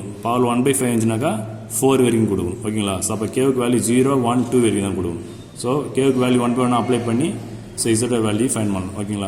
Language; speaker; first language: Tamil; native; Tamil